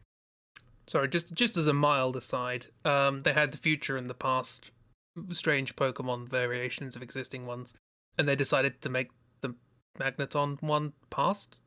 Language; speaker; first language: English; native; English